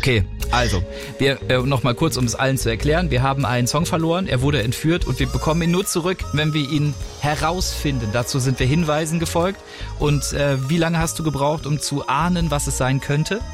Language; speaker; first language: German; native; German